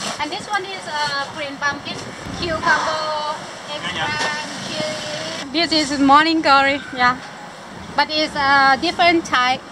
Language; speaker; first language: English; non-native, local second language; Thai